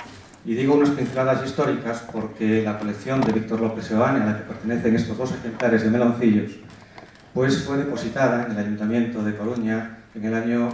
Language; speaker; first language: Spanish; native; Spanish